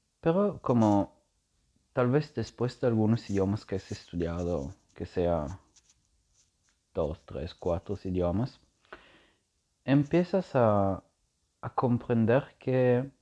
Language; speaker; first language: Spanish; non-native, learner; Italian